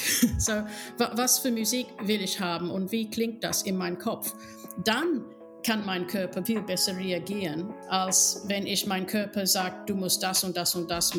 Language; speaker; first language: German; non-native, fluent; English